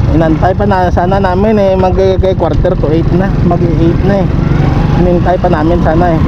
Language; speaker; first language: Filipino; non-native, local second language; Hiligaynon